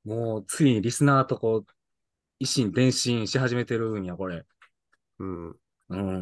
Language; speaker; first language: Japanese; native; Japanese